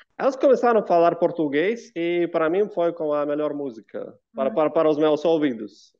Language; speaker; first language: Portuguese; non-native, fluent; Russian